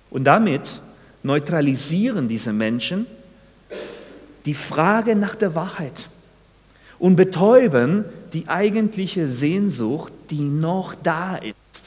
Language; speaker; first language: German; non-native, fluent; Spanish